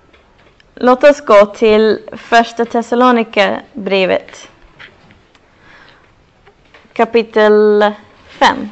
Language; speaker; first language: Swedish; non-native, fluent; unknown